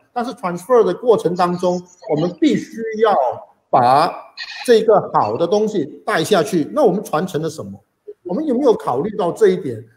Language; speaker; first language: Chinese; native; Chinese